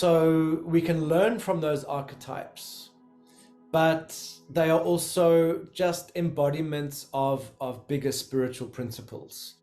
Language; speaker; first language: English; native; English